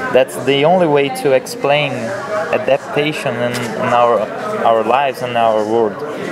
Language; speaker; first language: English; non-native, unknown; Portuguese